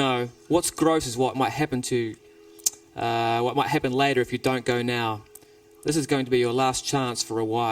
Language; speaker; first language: English; native; English